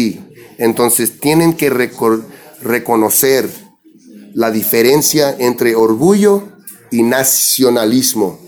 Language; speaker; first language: Spanish; early bilingual, heritage; English